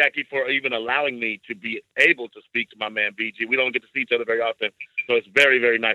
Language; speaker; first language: English; native; English